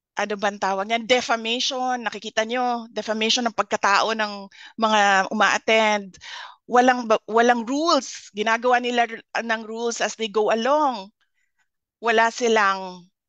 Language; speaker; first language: Filipino; non-native, local second language; Cebuano